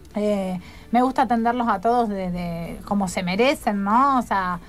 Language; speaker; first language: Spanish; native; Spanish